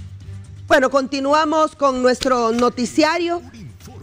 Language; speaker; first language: Spanish; native; Spanish